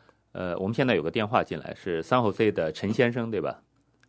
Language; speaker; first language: Chinese; native; Chinese